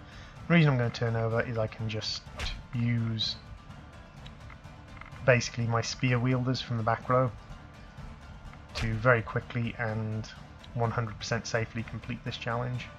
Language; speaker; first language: English; native; English